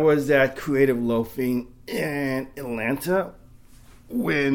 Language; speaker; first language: English; native; English